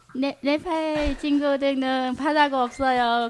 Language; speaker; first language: Korean; non-native, learner; Vietnamese